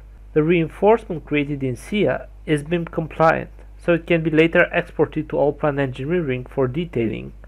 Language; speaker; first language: English; non-native, fluent; Romanian